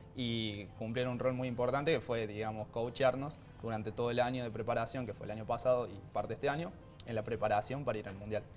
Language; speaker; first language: Spanish; native; Spanish